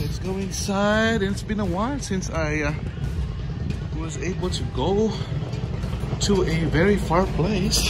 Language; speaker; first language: English; non-native, fluent; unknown